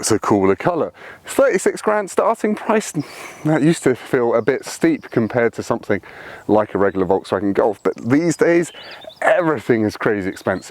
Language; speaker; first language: English; native; English